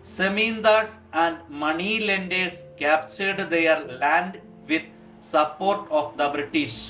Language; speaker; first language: English; non-native, local second language; Malayalam